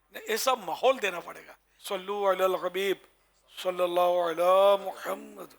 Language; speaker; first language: Urdu; non-native, local second language; Memoni